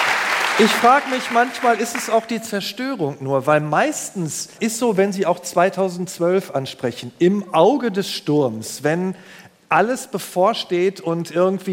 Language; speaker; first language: German; native; German